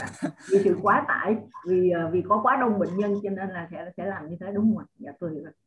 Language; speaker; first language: Vietnamese; native; Vietnamese